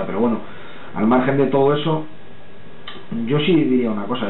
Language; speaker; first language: Spanish; native; Spanish